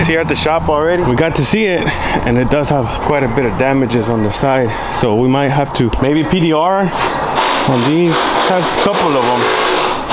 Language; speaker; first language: English; early bilingual, other home language; Spanish